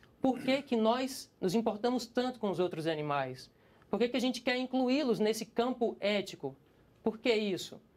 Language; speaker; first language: Portuguese; native; Portuguese